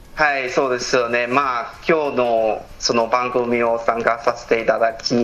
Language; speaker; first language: Japanese; non-native, fluent; Chinese